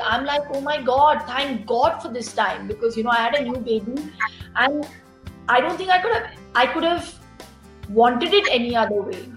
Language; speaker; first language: English; non-native, local second language; Tulu